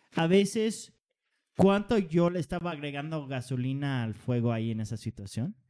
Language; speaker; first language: Spanish; non-native, fluent; Danish